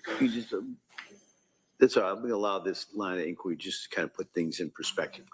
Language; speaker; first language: English; native; English